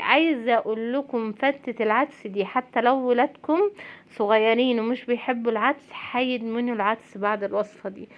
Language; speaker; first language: Arabic; native; Arabic